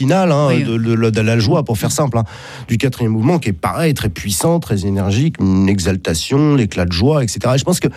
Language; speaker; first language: French; native; French